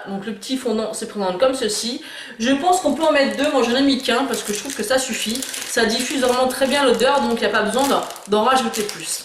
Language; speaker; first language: French; native; French